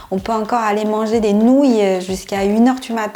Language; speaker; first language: French; non-native, fluent; Chinese